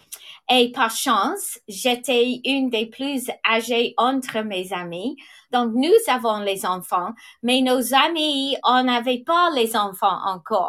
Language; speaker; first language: French; non-native, fluent; English